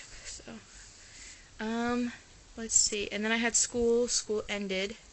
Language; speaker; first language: English; native; English